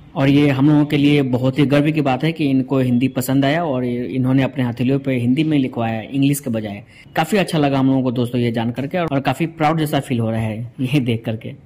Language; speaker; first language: Hindi; native; Hindi